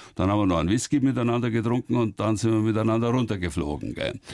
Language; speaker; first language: German; native; German